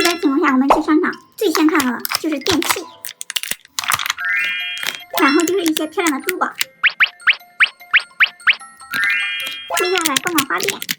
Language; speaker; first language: Chinese; native; Chinese